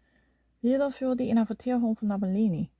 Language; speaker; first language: German; non-native, learner; Korean